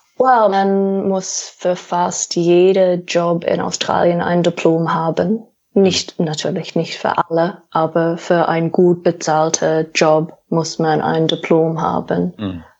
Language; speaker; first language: German; non-native, fluent; English